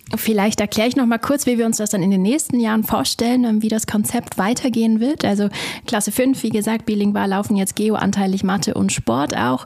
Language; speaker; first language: German; native; German